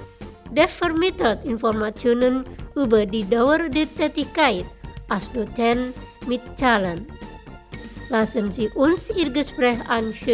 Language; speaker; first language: German; non-native, fluent; Indonesian